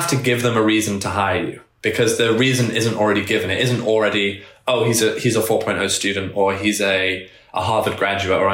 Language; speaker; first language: English; native; English